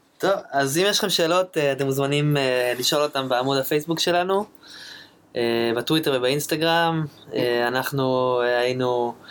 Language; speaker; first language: Hebrew; native; Hebrew